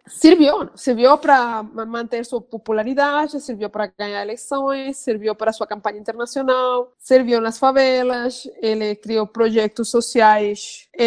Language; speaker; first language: Portuguese; non-native, fluent; Spanish